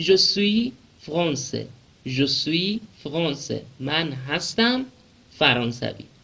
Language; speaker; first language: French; non-native, fluent; Persian